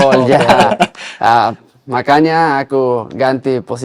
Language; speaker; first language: Indonesian; non-native, learner; Spanish